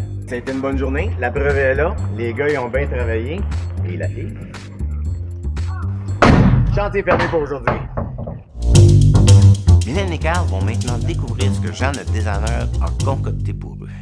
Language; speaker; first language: French; native; French